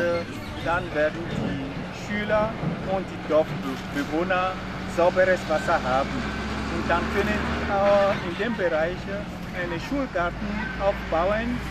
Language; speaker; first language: German; non-native, fluent; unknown